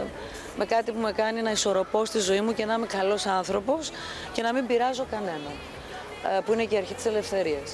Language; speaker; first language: Greek; native; Greek